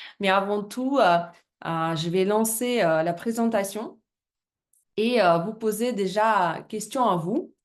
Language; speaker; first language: French; non-native, fluent; Russian